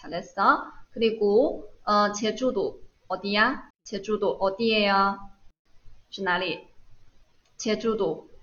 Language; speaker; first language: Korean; non-native, fluent; Chinese